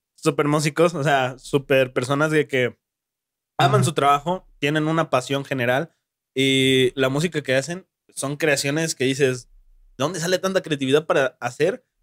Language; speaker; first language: Spanish; native; Spanish